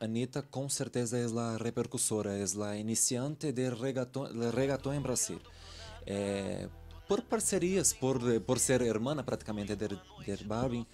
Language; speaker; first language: Spanish; non-native, learner; Portuguese